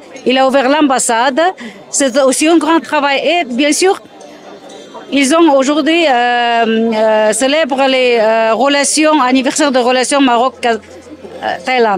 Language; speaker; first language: French; non-native, fluent; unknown